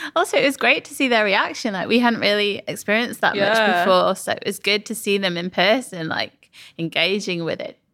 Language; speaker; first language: English; native; English